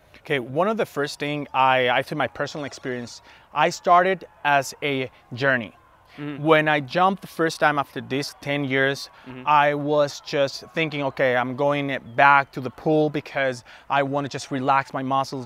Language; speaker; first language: English; non-native, fluent; Spanish